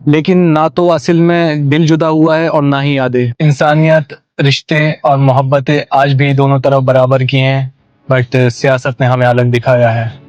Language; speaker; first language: Hindi; native; Hindi